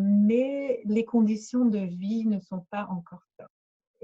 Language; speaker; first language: French; early bilingual, other home language; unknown